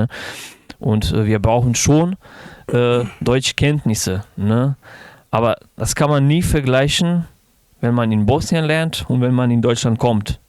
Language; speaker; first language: German; non-native, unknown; Bosnian